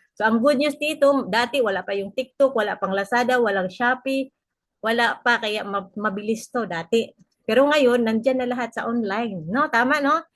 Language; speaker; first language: Filipino; non-native, local second language; Cebuano